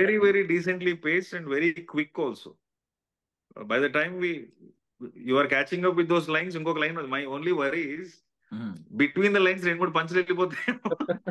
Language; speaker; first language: Telugu; native; Telugu